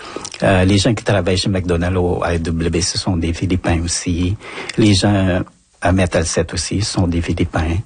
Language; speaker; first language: French; non-native, fluent; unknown